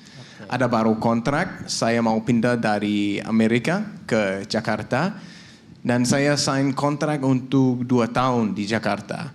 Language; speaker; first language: Indonesian; non-native, learner; Danish